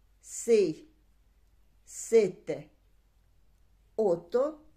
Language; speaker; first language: Italian; non-native, learner; Russian